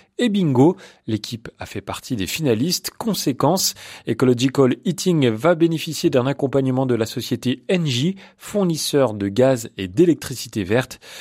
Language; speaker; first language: French; native; French